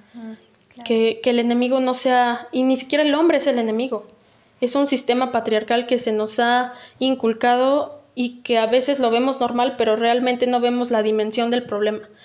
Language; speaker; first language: Spanish; native; Spanish